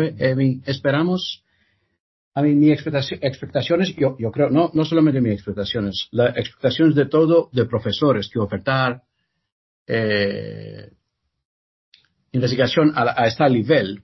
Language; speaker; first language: Spanish; non-native, learner; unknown